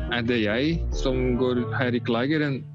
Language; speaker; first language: Norwegian; non-native, learner; Russian